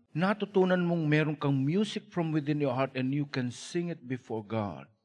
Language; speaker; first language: English; non-native, local second language; Filipino